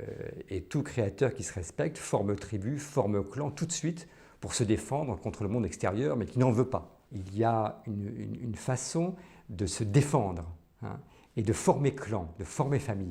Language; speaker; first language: French; native; French